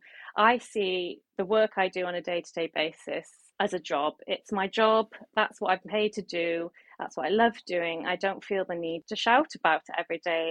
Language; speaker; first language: English; native; English